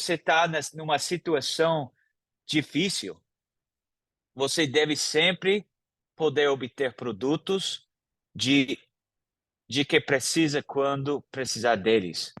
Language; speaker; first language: Portuguese; non-native, fluent; English